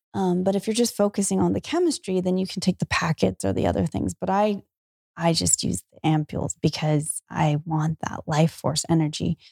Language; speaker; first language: English; native; English